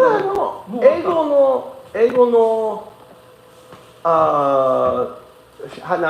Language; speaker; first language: Japanese; non-native, learner; English